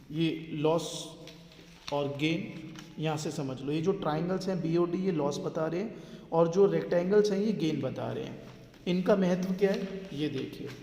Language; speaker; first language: Hindi; native; Hindi